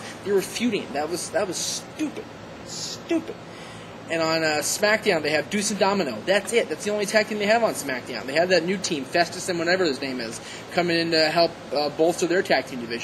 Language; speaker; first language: English; native; English